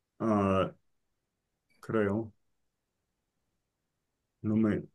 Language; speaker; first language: Spanish; non-native, fluent; English